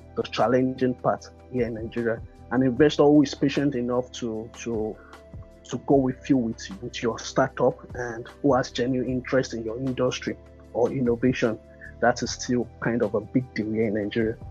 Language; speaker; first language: English; non-native, local second language; Yoruba